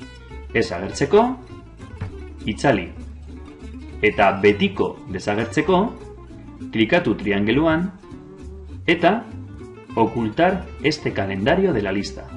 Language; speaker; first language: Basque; non-native, local second language; Spanish